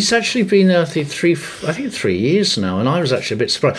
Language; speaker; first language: English; native; English